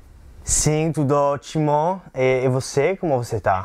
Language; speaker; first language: Portuguese; non-native, learner; English